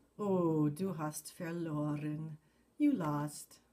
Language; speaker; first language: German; non-native, fluent; English